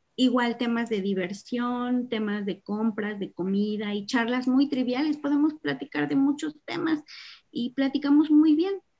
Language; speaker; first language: Spanish; native; Spanish